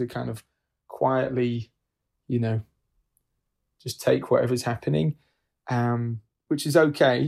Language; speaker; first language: English; native; English